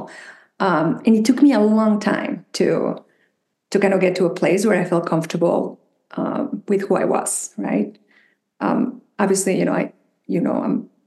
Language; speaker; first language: English; non-native, fluent; Spanish